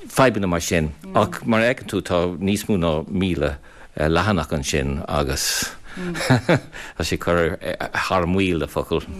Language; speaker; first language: Irish; non-native, fluent; English